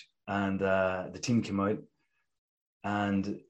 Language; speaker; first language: English; native; English